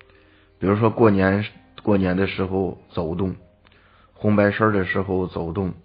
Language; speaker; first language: Chinese; native; Chinese